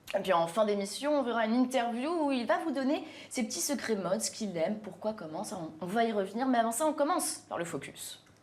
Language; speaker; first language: French; native; French